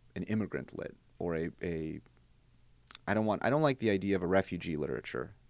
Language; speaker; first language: English; early bilingual, other home language; Bosnian